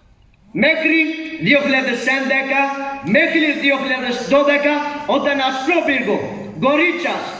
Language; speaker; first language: Greek; non-native, learner; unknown